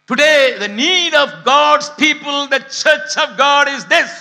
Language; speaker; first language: English; non-native, local second language; Tamil